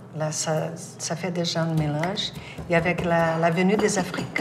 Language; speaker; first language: French; non-native, fluent; Portuguese